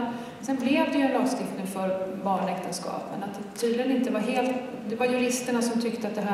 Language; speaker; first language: Swedish; native; Swedish